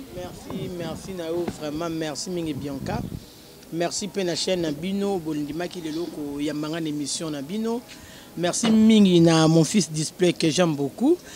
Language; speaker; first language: Lingala; non-native, local second language; Luba-Lulua